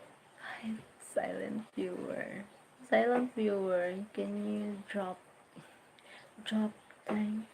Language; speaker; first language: English; non-native, learner; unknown